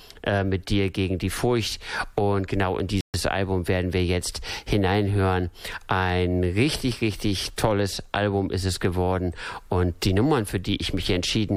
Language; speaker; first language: German; native; German